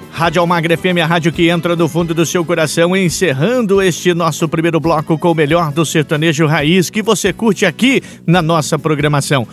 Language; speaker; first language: Portuguese; native; Portuguese